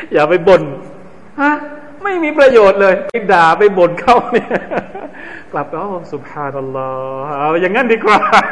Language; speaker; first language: Thai; non-native, local second language; Malay